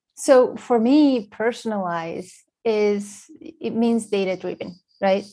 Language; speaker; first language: English; non-native, fluent; Spanish